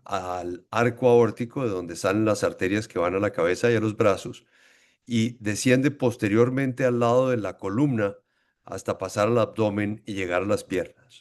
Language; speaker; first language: Spanish; native; Spanish